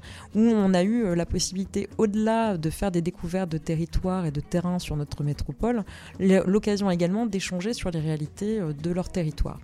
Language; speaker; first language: French; native; French